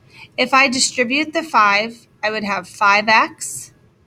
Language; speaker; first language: English; native; English